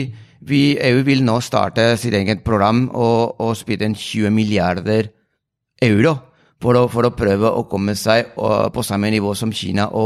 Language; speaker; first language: Norwegian; non-native, fluent; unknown